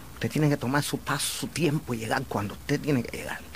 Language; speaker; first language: Spanish; native; Spanish